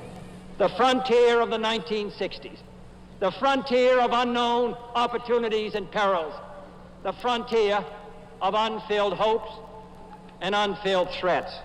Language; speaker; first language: English; native; English